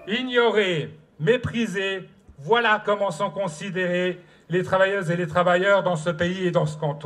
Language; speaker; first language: French; native; French